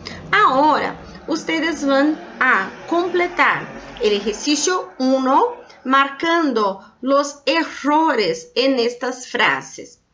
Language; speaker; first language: Spanish; non-native, fluent; Portuguese